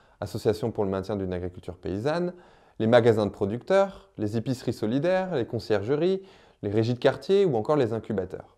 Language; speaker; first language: French; native; French